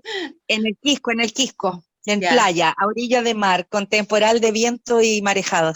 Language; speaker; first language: Spanish; native; Spanish